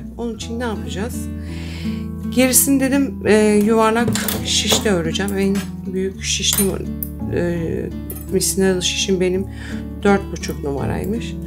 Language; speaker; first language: Turkish; native; Turkish